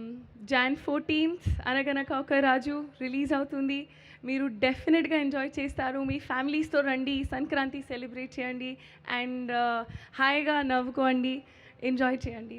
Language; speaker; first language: Telugu; non-native, local second language; Hindi